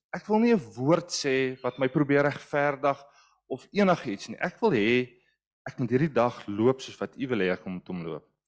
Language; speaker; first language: Afrikaans; non-native, local second language; English